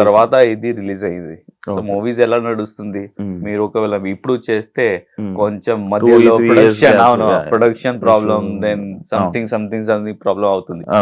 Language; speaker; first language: Telugu; non-native, learner; Hindi